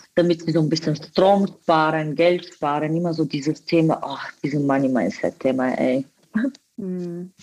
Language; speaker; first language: German; non-native, fluent; Bulgarian